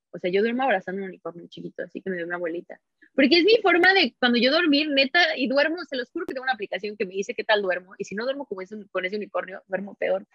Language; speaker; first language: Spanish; early bilingual, heritage; Spanish